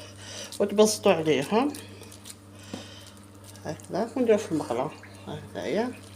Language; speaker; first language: Arabic; native; Arabic